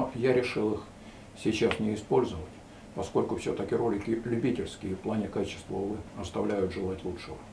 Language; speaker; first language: Russian; native; Russian